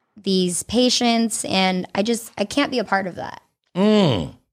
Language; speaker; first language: English; early bilingual, other home language; Italian